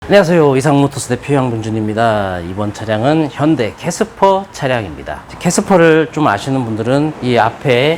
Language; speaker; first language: Korean; native; Korean